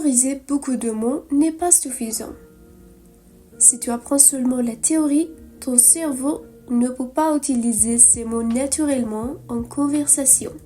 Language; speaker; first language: French; non-native, fluent; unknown